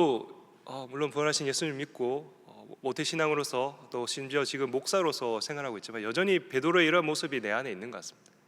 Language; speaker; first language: Korean; native; Korean